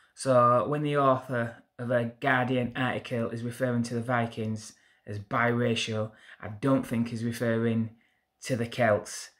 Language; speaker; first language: English; native; English